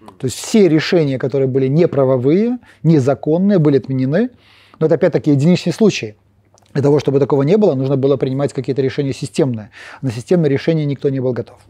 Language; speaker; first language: Russian; non-native, local second language; Polish